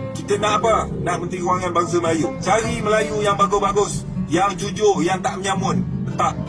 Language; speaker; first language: Malay; native; Malay